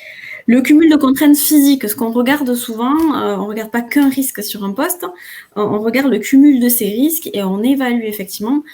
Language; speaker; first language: French; native; French